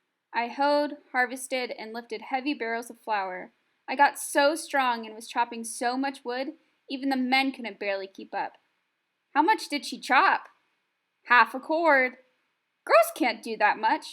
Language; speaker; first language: English; native; English